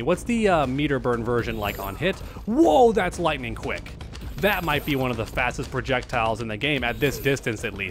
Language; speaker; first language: English; native; English